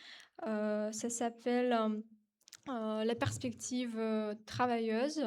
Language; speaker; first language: French; non-native, fluent; Ukrainian